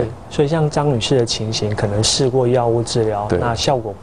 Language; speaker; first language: Chinese; native; Chinese